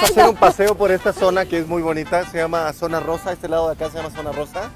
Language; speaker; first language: Spanish; native; Spanish